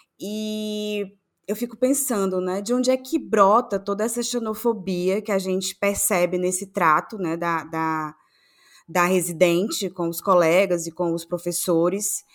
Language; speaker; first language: Portuguese; native; Portuguese